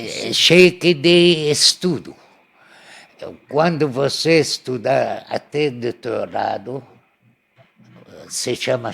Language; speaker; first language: Portuguese; non-native, learner; Arabic